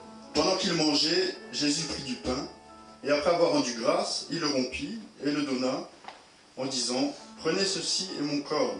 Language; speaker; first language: French; native; French